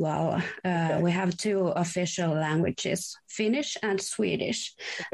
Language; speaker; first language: English; non-native, fluent; Finnish